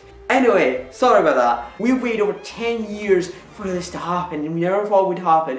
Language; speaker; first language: English; native; English